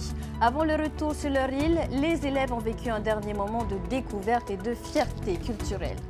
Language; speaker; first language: French; native; French